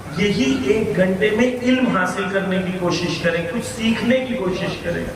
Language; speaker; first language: Urdu; native; Urdu